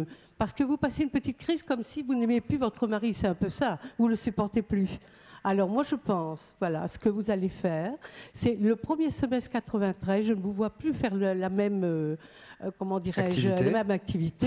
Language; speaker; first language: French; native; French